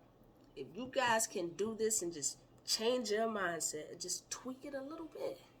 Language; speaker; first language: English; native; English